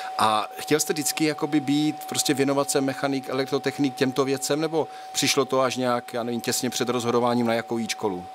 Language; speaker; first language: Czech; native; Czech